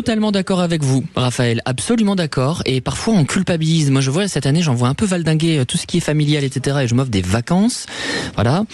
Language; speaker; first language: French; native; French